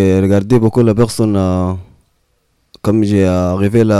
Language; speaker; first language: French; non-native, learner; Arabic